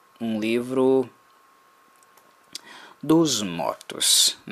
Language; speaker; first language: Portuguese; native; Portuguese